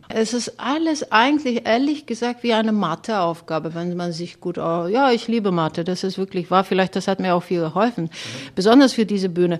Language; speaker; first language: German; non-native, fluent; Bulgarian